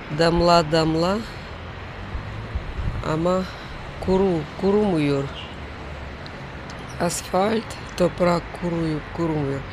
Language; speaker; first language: Turkish; non-native, learner; Russian